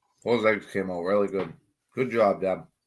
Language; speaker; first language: English; native; English